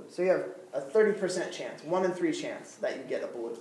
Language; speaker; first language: English; native; English